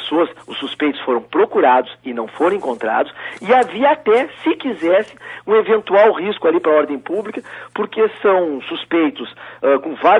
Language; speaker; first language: Portuguese; native; Portuguese